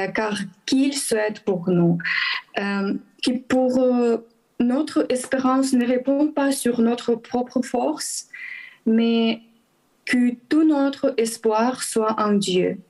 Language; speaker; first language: French; non-native, fluent; Ukrainian